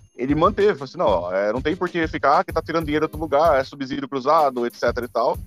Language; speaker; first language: Portuguese; native; Portuguese